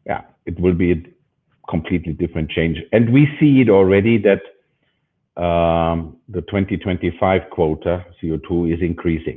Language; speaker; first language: English; non-native, fluent; German